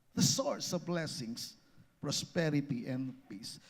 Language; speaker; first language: English; non-native, local second language; Filipino